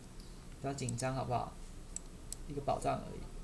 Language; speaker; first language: Chinese; native; Chinese